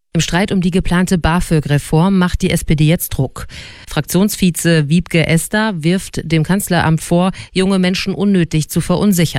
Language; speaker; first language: German; native; German